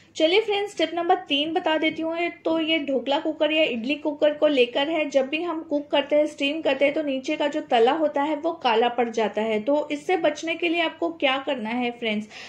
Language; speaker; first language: Hindi; non-native, local second language; Gujarati